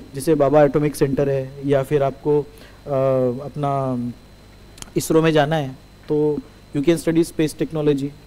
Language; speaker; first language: Hindi; non-native, local second language; Marathi